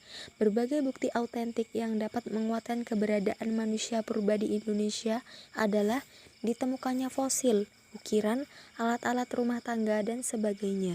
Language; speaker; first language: Indonesian; native; Indonesian